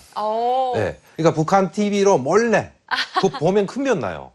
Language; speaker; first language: Korean; native; Korean